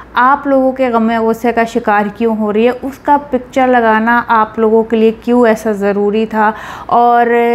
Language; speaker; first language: Urdu; native; Urdu